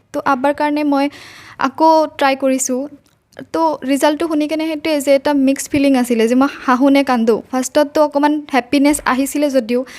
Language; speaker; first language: Assamese; non-native, local second language; Bangla